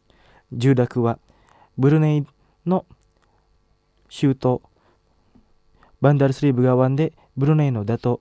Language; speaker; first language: Japanese; non-native, fluent; Indonesian